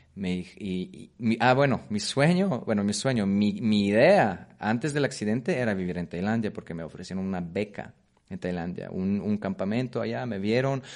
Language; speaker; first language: Spanish; non-native, fluent; Polish